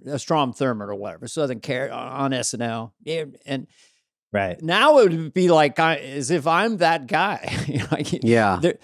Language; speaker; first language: English; native; English